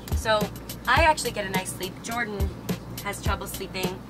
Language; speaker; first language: English; native; English